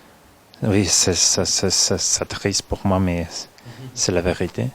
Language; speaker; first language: French; non-native, fluent; Spanish